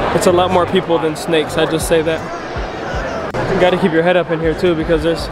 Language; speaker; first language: English; native; English